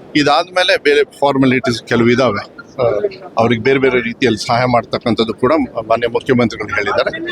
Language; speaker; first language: Kannada; native; Kannada